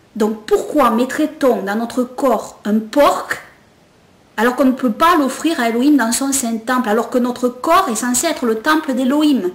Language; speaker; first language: French; native; French